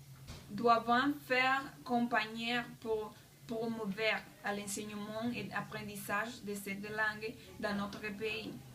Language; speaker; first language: French; non-native, learner; Spanish